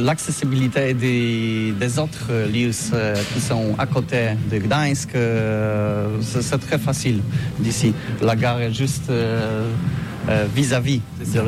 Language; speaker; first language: French; non-native, learner; Polish